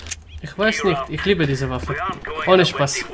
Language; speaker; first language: German; non-native, learner; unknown